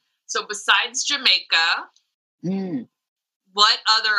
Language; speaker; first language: English; native; English